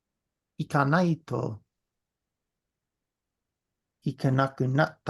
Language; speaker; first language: Japanese; non-native, learner; English